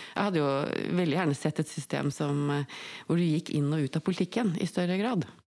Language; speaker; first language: Norwegian; native; Norwegian